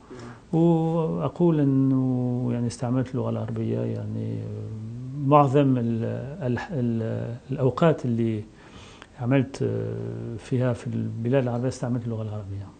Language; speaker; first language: Arabic; non-native, fluent; French